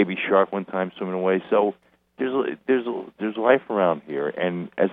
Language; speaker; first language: English; native; English